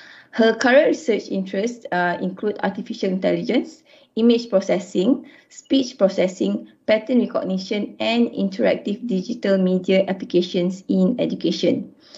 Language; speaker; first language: English; non-native, local second language; Malay